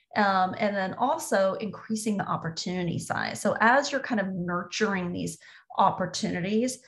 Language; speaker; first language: English; native; English